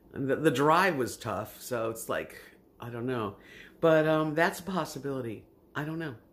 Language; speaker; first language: English; native; English